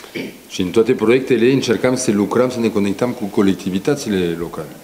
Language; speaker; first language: Romanian; non-native, fluent; French